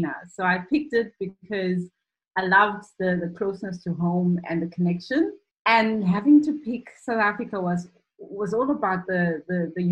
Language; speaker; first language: English; non-native, local second language; Shona